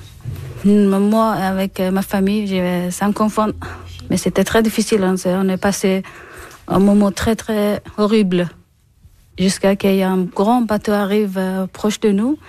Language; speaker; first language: French; non-native, learner; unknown